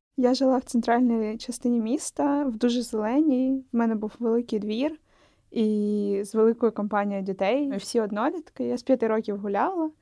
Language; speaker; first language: Ukrainian; non-native, local second language; Russian